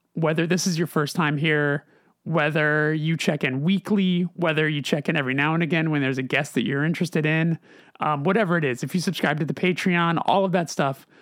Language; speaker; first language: English; native; English